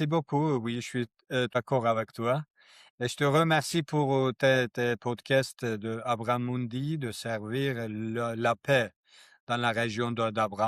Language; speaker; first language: French; non-native, learner; Kurdish